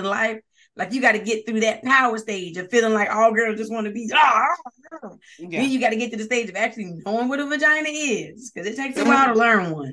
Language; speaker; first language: English; native; English